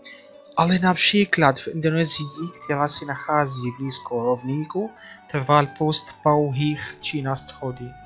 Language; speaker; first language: Czech; non-native, learner; Arabic